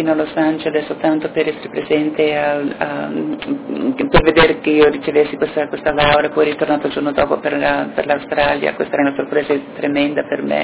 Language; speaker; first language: Italian; early bilingual, heritage; Italian